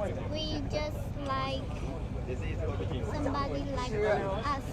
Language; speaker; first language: English; non-native, learner; Chinese